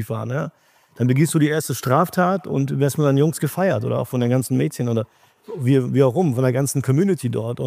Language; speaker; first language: German; early bilingual, other home language; Urdu